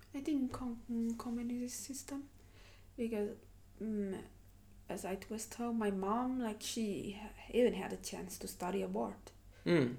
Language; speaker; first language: English; non-native, learner; Vietnamese